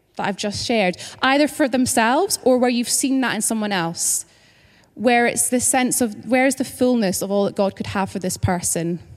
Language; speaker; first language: English; native; English